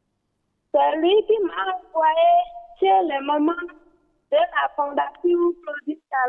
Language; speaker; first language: French; non-native, learner; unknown